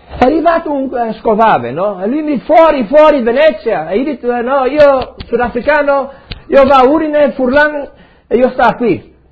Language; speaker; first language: Italian; non-native, learner; Friulian